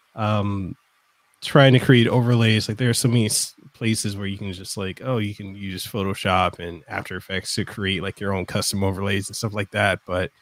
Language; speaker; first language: English; non-native, fluent; Samoan